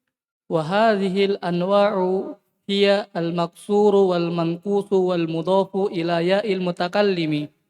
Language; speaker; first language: Arabic; non-native, learner; Indonesian